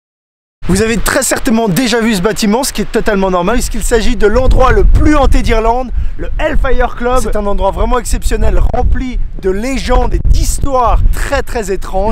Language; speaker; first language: French; native; French